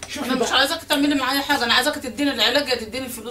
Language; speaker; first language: Arabic; native; Arabic